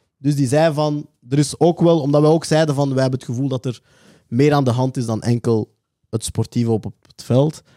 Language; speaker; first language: Dutch; native; Dutch